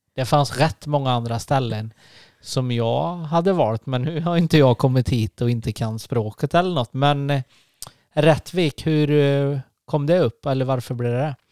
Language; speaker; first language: Swedish; native; Swedish